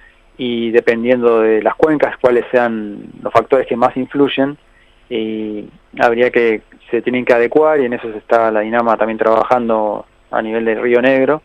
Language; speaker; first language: Spanish; native; Spanish